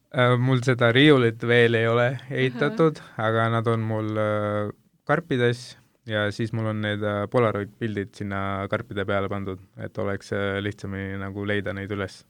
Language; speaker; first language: Estonian; early bilingual, other home language; Hindi